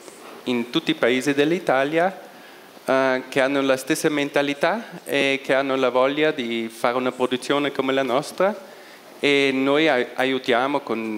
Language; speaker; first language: Italian; non-native, local second language; German